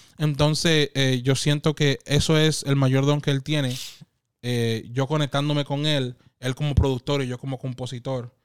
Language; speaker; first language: Spanish; native; Spanish